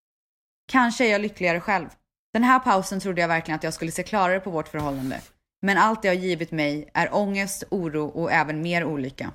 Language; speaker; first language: Swedish; native; Swedish